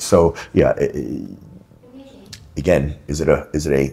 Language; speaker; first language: English; native; English